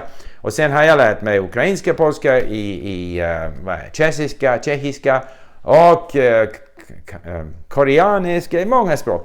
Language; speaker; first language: Swedish; non-native, fluent; English